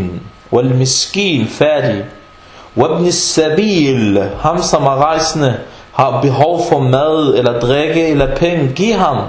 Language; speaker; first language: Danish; non-native, fluent; Arabic